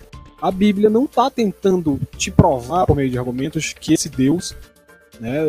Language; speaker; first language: Portuguese; native; Portuguese